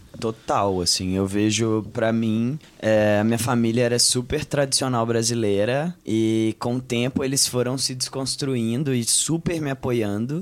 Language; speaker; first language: Portuguese; native; Portuguese